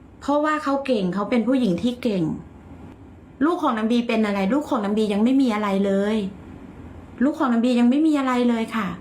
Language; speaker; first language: Thai; native; Thai